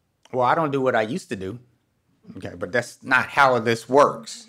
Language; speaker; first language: English; native; English